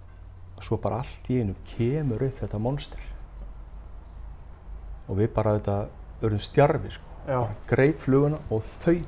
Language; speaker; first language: Icelandic; native; Icelandic